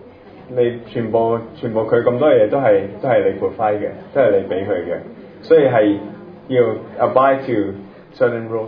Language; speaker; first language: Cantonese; early bilingual, other home language; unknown